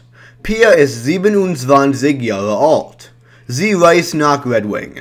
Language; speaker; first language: German; non-native, learner; English